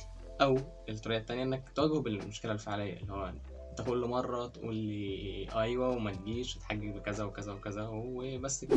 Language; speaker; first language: Arabic; native; Arabic